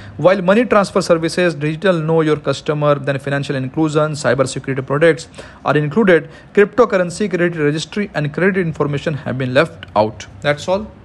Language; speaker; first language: English; non-native, local second language; Hindi